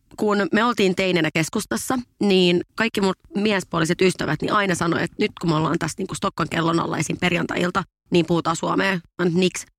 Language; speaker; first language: Finnish; non-native, local second language; Swedish